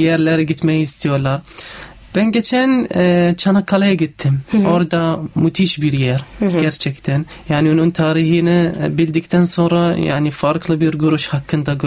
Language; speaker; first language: Turkish; non-native, learner; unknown